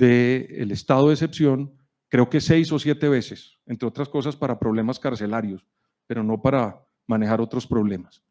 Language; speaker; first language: Spanish; native; Spanish